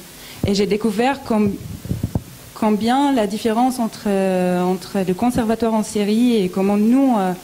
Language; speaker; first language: French; non-native, fluent; Arabic